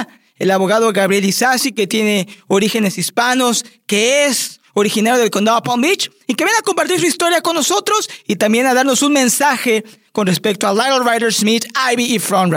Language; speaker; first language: Spanish; native; Spanish